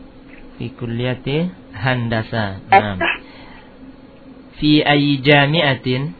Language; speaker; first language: Arabic; non-native, fluent; Indonesian